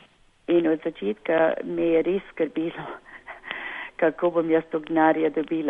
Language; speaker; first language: Slovenian; early bilingual, heritage; Slovenian